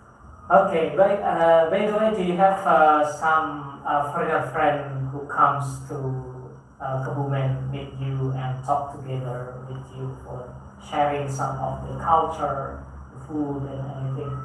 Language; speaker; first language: English; non-native, fluent; Indonesian